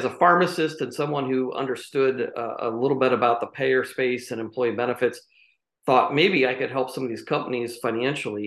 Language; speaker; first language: English; native; English